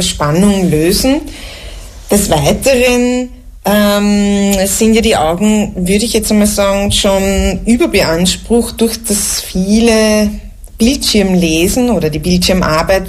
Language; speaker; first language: German; native; German